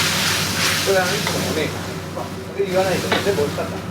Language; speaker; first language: Japanese; native; Japanese